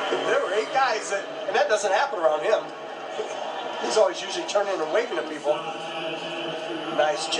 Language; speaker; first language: English; native; English